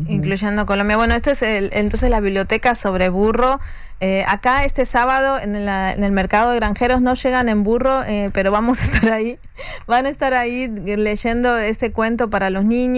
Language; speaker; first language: Spanish; native; Spanish